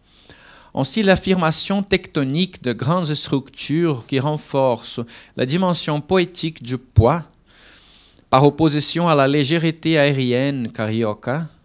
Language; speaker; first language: French; non-native, fluent; Portuguese